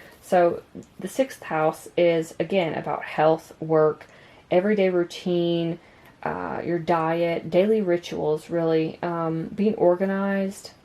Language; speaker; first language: English; native; English